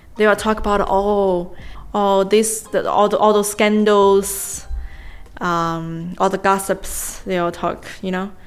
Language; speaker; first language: English; non-native, fluent; Chinese